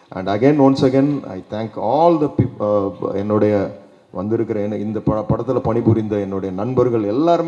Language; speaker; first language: Tamil; native; Tamil